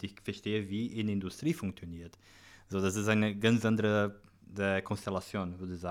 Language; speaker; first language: German; non-native, learner; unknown